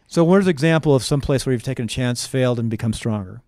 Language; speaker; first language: English; native; English